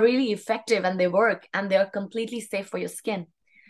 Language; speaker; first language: English; non-native, local second language; Hindi